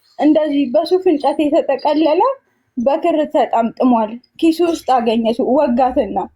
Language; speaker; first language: Amharic; native; Amharic